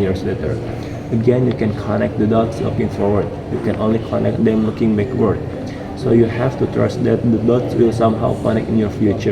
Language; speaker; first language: English; non-native, learner; Indonesian